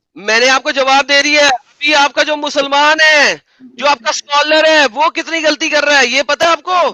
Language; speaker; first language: Urdu; native; Urdu